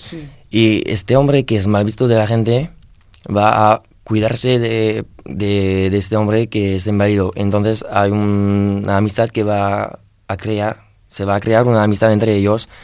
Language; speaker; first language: Spanish; non-native, learner; French